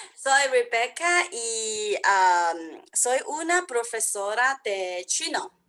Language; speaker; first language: Spanish; non-native, learner; Chinese